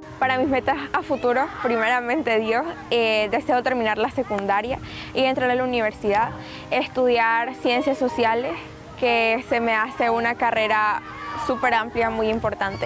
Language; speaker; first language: Spanish; native; Spanish